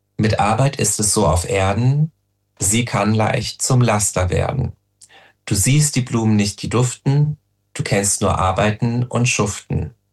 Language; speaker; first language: German; native; German